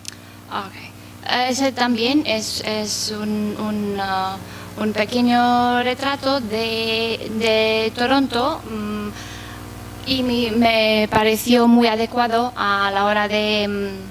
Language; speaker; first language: Spanish; non-native, fluent; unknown